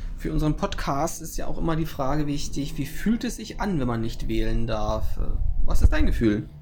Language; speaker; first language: German; native; German